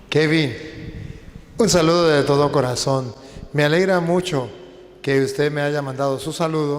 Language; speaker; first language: Spanish; native; Spanish